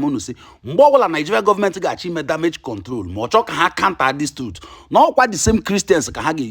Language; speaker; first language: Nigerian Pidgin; non-native, local second language; Igbo